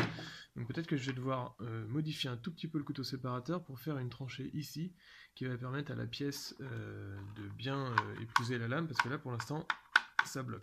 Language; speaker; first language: French; native; French